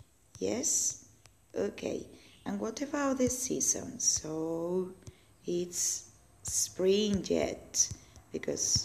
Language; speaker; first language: English; non-native, learner; Spanish